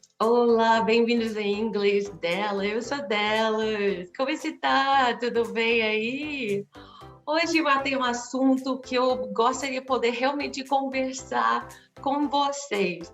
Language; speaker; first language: Portuguese; non-native, fluent; English